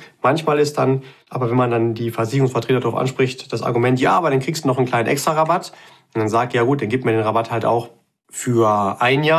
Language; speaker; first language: German; native; German